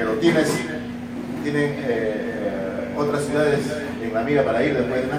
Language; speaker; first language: Spanish; native; Spanish